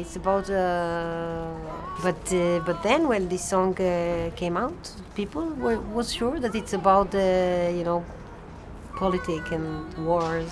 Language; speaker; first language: English; non-native, fluent; Hebrew